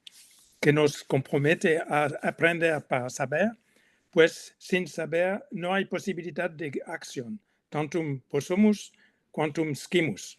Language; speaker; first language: Spanish; non-native, learner; French